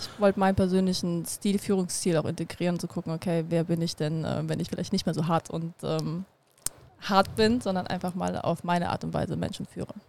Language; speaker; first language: German; early bilingual, other home language; Russian